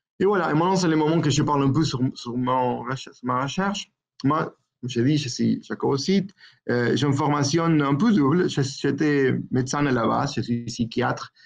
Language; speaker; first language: French; non-native, fluent; Spanish